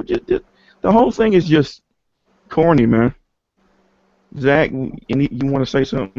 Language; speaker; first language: English; native; English